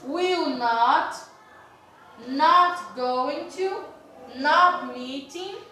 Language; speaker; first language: English; non-native, fluent; Portuguese